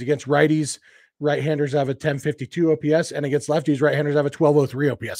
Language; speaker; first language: English; native; English